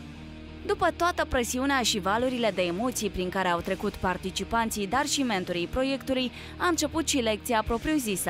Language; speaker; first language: Romanian; native; Romanian